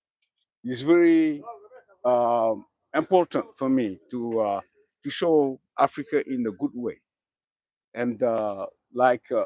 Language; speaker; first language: English; non-native, learner; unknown